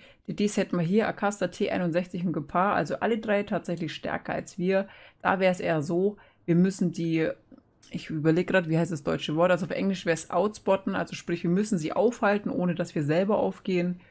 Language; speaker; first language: German; native; German